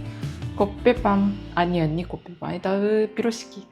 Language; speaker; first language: Russian; non-native, learner; Japanese